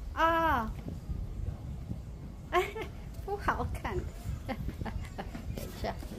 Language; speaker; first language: Chinese; non-native, learner; Filipino